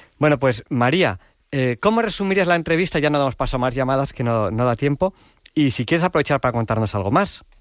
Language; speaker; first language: Spanish; native; Spanish